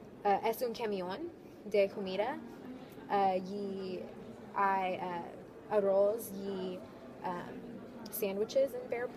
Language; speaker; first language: Spanish; non-native, learner; English